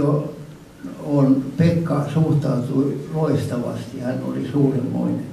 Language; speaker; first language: Finnish; non-native, local second language; Swedish